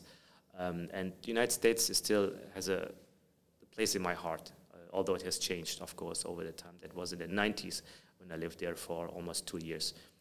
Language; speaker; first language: English; non-native, fluent; German